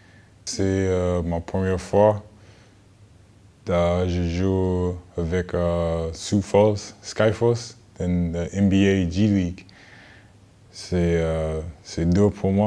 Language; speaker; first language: French; non-native, learner; English